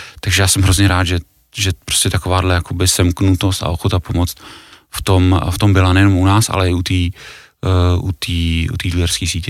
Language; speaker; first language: Czech; native; Czech